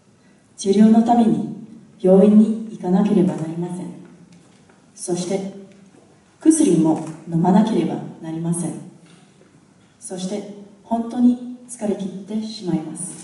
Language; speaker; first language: Japanese; non-native, fluent; English